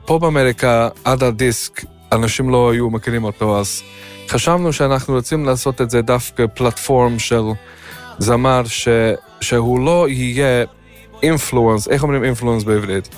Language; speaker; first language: Hebrew; non-native, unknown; Yiddish